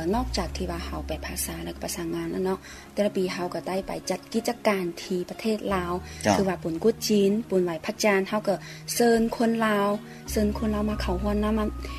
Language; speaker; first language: Lao; non-native, fluent; Chinese